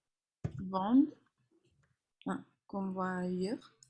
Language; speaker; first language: French; non-native, learner; Spanish